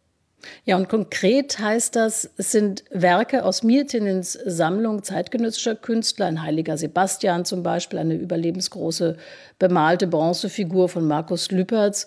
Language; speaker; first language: German; native; German